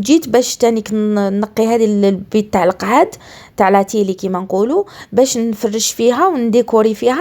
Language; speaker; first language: Arabic; native; Arabic